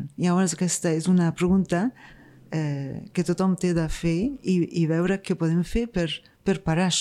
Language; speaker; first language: Catalan; non-native, fluent; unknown